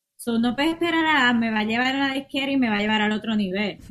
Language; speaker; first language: Spanish; native; Spanish